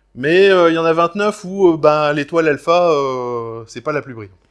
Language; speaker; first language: French; native; French